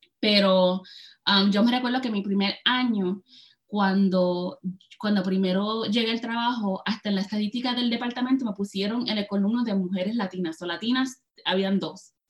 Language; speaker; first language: Spanish; early bilingual, heritage; Spanish